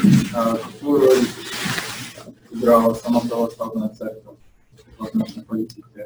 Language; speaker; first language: Russian; non-native, fluent; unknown